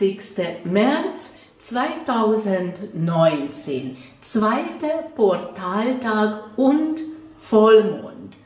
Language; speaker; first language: German; non-native, fluent; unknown